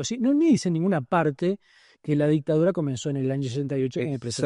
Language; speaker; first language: Spanish; native; Spanish